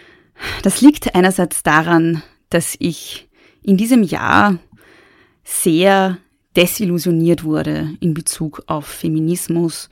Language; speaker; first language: German; native; German